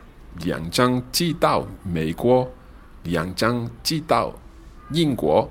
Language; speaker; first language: Chinese; non-native, learner; English